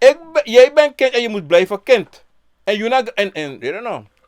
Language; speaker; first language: Dutch; non-native, local second language; Sranan Tongo